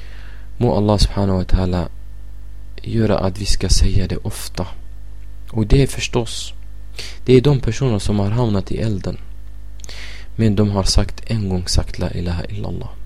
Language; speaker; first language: Swedish; non-native, fluent; Arabic